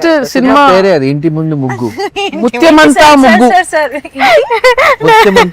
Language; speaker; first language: Telugu; native; Telugu